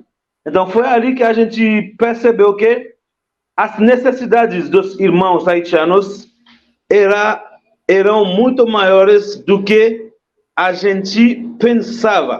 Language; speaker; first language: Portuguese; non-native, fluent; Haitian Creole